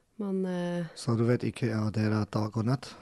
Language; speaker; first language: Norwegian; non-native, learner; German